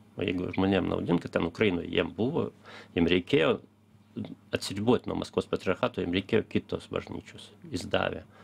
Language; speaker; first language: Lithuanian; early bilingual, heritage; Lithuanian